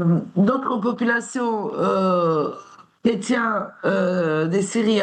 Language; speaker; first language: French; non-native, fluent; Turkish